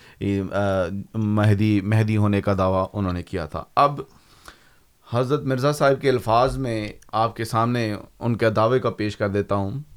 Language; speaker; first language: Urdu; native; Urdu